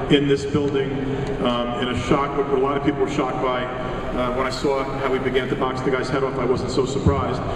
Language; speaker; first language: English; native; English